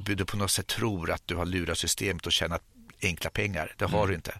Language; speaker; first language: Swedish; native; Swedish